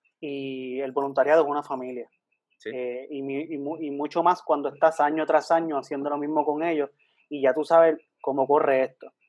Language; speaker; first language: Spanish; native; Spanish